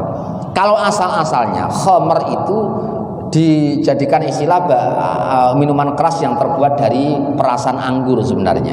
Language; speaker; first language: Indonesian; native; Indonesian